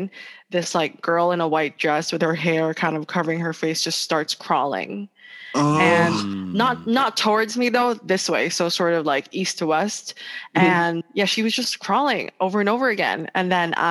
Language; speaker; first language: English; non-native, local second language; Hiligaynon